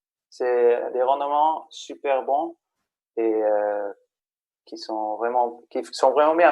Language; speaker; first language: French; non-native, fluent; Spanish